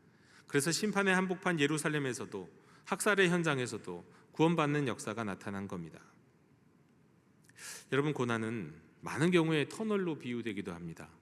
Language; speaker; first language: Korean; native; Korean